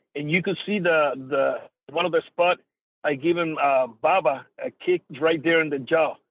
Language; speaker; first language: English; non-native, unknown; Spanish